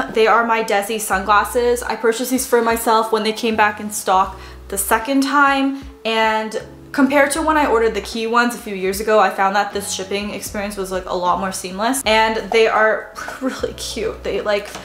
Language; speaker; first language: English; native; English